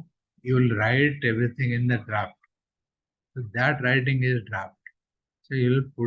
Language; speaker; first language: English; non-native, local second language; Odia